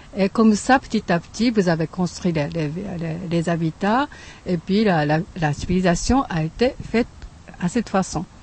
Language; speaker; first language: French; non-native, fluent; Japanese